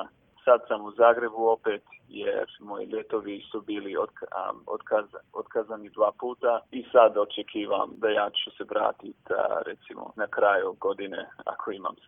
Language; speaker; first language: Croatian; early bilingual, heritage; English